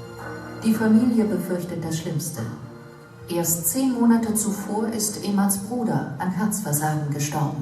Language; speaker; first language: German; native; German